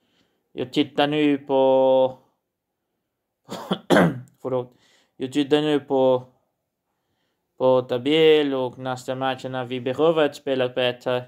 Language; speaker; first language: Swedish; non-native, learner; Portuguese